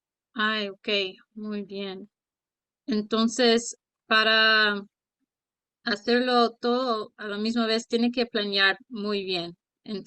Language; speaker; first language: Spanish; early bilingual, heritage; Spanish